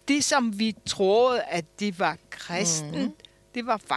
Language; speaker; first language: Danish; early bilingual, other home language; Polish